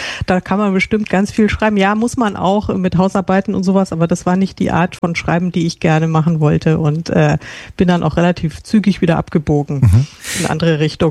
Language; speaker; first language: German; native; German